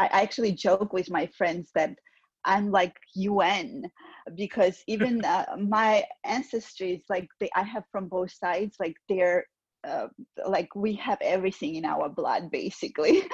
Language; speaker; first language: English; non-native, fluent; Georgian